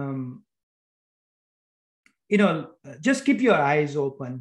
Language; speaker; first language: English; non-native, local second language; Gujarati